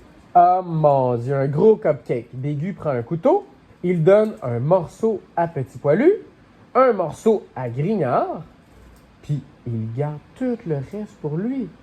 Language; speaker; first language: French; native; French